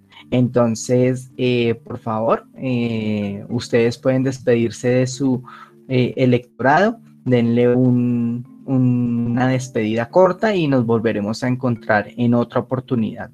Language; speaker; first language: Spanish; native; Spanish